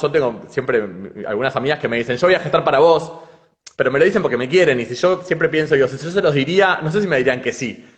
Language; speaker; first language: Spanish; native; Spanish